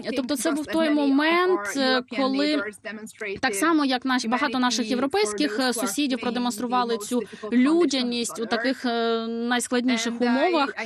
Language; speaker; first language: Ukrainian; non-native, fluent; Hungarian